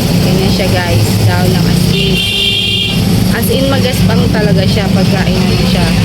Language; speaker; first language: Filipino; native; Filipino